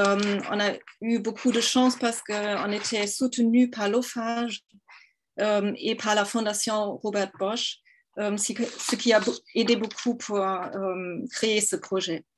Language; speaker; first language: French; non-native, fluent; German